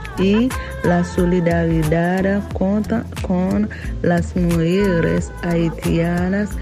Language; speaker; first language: Spanish; non-native, learner; Haitian Creole